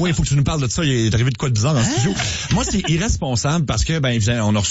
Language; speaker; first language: French; native; French